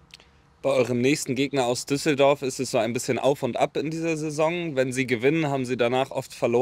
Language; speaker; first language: German; native; German